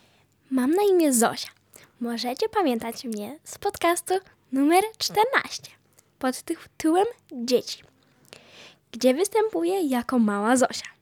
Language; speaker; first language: Polish; early bilingual, heritage; Polish